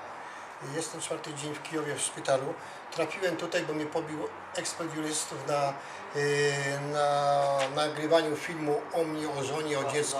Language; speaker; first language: Polish; non-native, learner; Russian